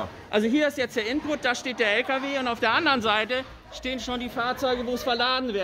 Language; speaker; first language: German; native; German